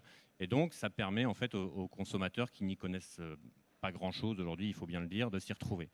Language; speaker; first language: French; native; French